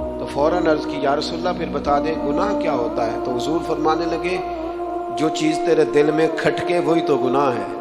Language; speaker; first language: Urdu; non-native, local second language; Punjabi